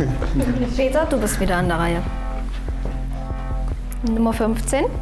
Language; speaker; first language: German; native; German